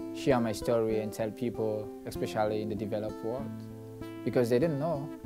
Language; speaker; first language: English; non-native, local second language; Krio